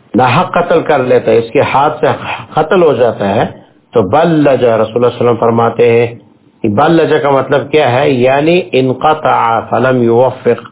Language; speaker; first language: Urdu; non-native, local second language; Pashto